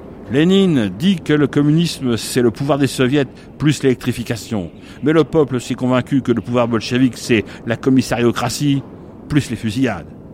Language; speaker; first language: French; native; French